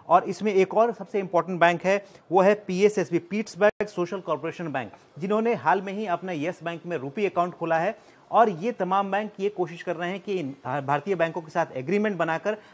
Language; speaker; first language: Hindi; native; Hindi